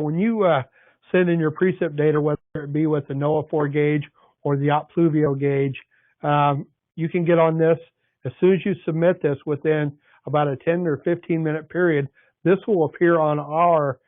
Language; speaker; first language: English; native; English